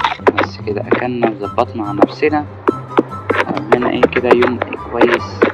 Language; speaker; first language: Arabic; native; Arabic